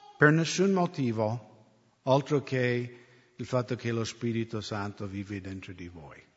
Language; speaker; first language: Italian; non-native, fluent; English